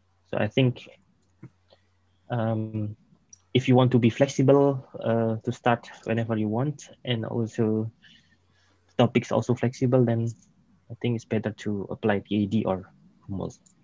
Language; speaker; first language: English; non-native, fluent; Indonesian